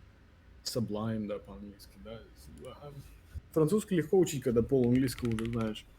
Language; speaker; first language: Russian; native; Russian